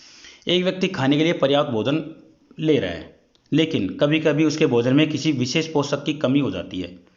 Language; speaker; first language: Hindi; native; Hindi